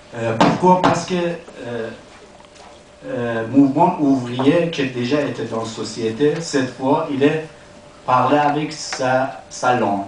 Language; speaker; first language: French; non-native, learner; Persian